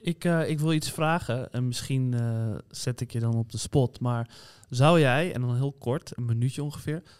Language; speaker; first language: Dutch; native; Dutch